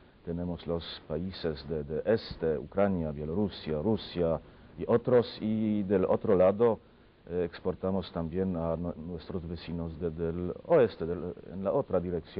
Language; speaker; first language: Spanish; non-native, fluent; Polish